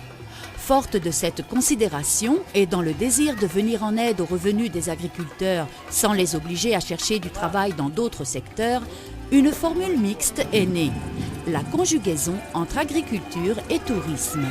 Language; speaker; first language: French; native; French